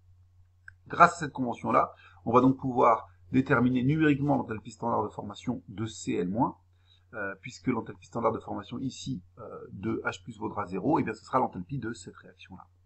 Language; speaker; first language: French; native; French